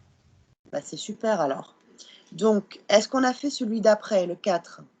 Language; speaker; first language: French; non-native, local second language; Arabic